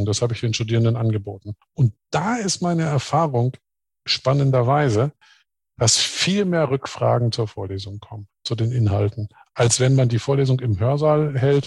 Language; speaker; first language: German; native; German